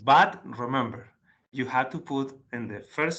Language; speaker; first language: English; non-native, learner; Spanish